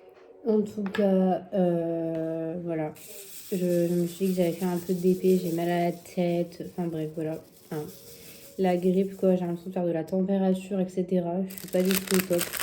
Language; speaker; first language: French; native; French